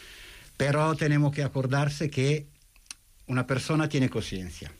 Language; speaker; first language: Spanish; non-native, fluent; Italian